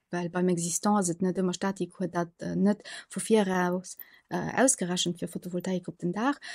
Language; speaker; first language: Luxembourgish; early bilingual, other home language; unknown